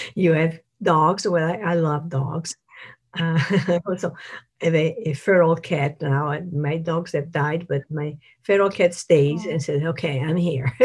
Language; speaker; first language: English; non-native, fluent; Italian